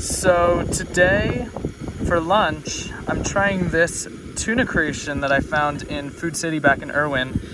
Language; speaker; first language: English; native; English